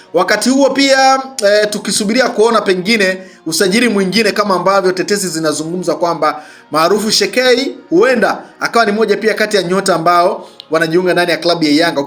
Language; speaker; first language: Swahili; native; Swahili